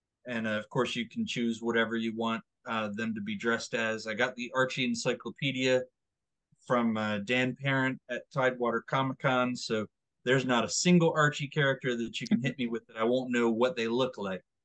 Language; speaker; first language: English; native; English